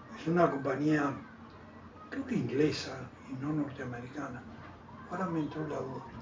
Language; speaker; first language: Spanish; native; Spanish